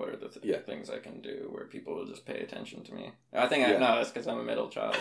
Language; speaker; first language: English; native; English